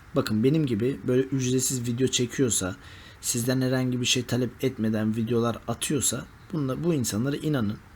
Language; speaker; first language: Turkish; native; Turkish